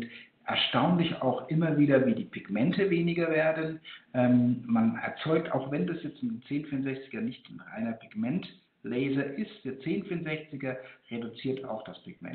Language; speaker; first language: German; native; German